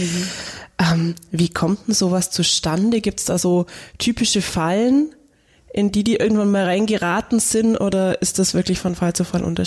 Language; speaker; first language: German; native; German